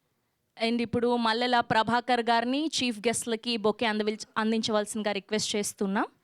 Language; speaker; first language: Telugu; native; Telugu